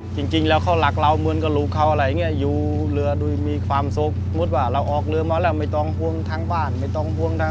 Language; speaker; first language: Thai; non-native, fluent; Khmer